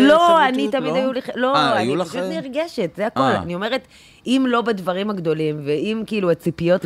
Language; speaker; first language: Hebrew; native; Hebrew